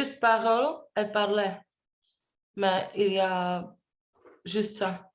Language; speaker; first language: French; non-native, learner; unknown